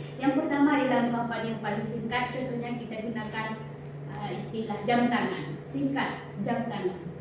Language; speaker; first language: Malay; non-native, local second language; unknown